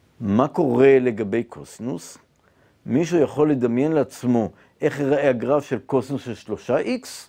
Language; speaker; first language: Hebrew; native; Hebrew